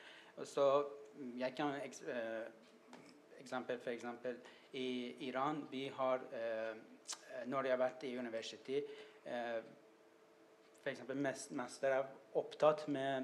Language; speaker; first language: Norwegian; non-native, learner; Persian